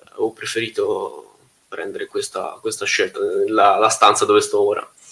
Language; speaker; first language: Italian; native; Italian